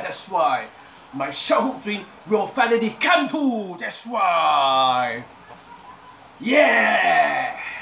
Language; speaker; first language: English; non-native, local second language; Chinese